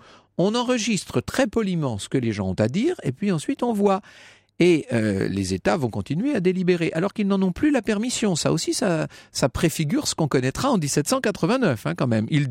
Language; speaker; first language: French; native; French